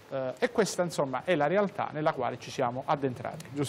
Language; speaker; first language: Italian; native; Italian